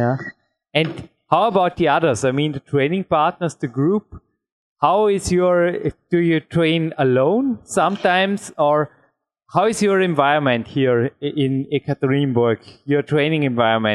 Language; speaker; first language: English; non-native, fluent; German